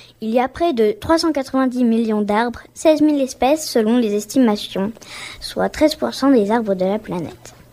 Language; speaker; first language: French; native; French